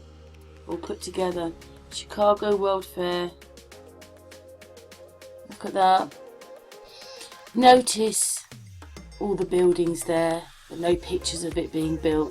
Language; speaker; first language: English; native; English